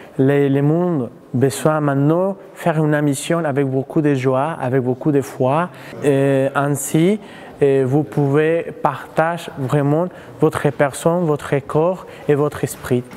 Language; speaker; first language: French; non-native, fluent; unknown